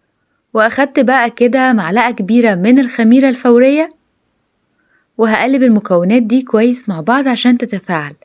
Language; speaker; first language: Arabic; native; Arabic